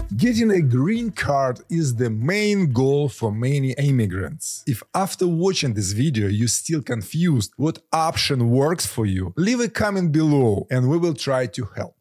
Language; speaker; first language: English; non-native, fluent; Ukrainian